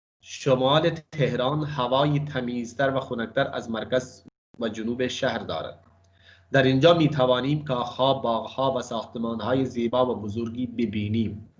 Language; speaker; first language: Persian; non-native, fluent; Urdu